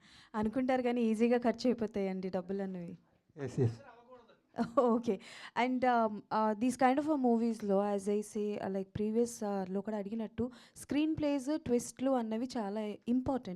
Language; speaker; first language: Telugu; native; Telugu